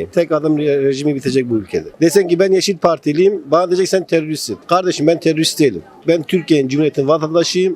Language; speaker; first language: Turkish; non-native, local second language; Kurdish